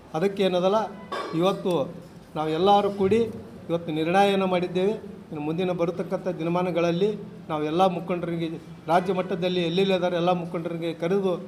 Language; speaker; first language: Kannada; non-native, local second language; Urdu